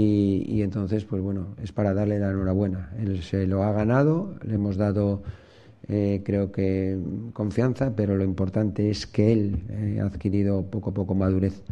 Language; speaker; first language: Spanish; native; Spanish